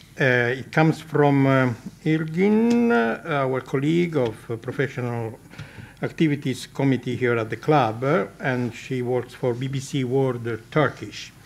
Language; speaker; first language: English; non-native, fluent; Italian